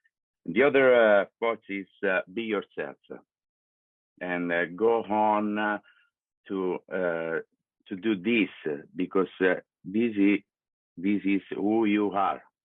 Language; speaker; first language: English; non-native, learner; Italian